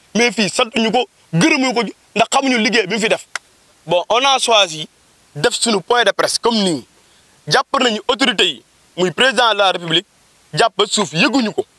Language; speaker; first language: Wolof; native; Wolof